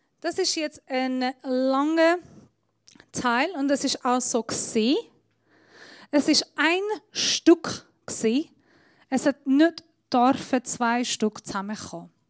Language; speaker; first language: German; non-native, fluent; Persian